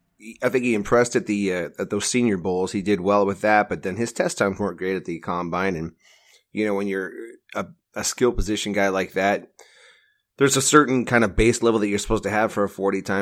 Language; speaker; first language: English; native; English